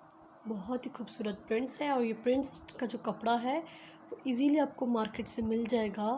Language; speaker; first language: Hindi; native; Hindi